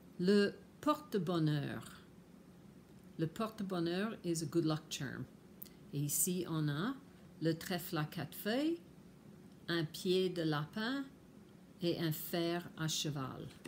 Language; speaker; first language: French; non-native, fluent; English